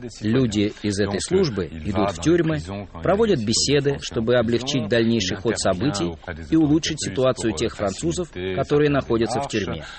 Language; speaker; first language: Russian; non-native, fluent; French